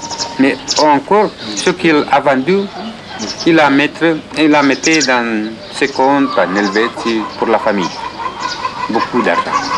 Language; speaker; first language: French; non-native, learner; Romanian